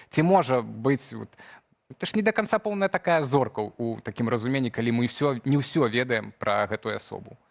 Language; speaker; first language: Belarusian; native; Belarusian